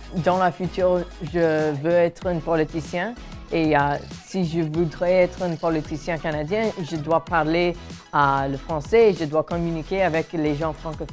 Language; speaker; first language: French; non-native, local second language; English